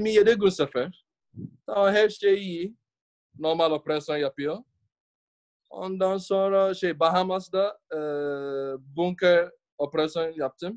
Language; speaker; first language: Turkish; non-native, learner; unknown